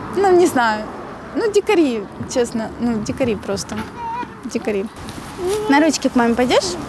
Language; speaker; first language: Russian; native; Russian